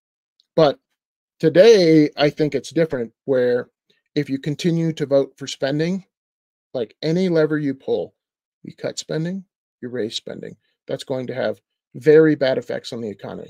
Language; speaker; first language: English; native; English